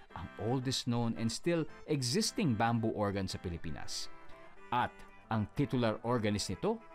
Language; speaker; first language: Filipino; native; Filipino